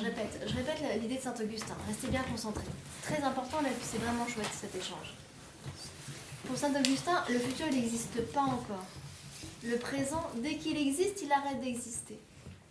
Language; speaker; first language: French; native; French